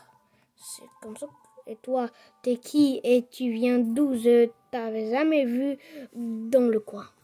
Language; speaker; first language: French; non-native, local second language; Arabic